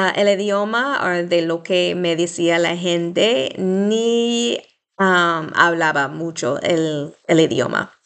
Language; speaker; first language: Spanish; non-native, fluent; English